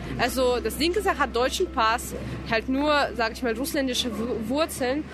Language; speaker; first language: German; non-native, fluent; Russian